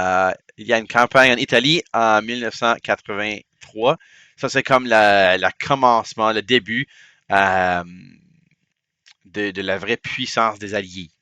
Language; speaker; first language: French; non-native, local second language; English